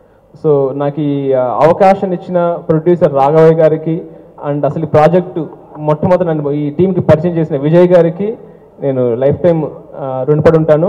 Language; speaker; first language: Telugu; native; Telugu